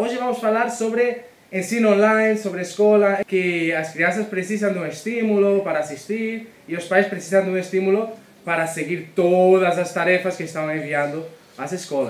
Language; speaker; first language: Portuguese; non-native, fluent; Spanish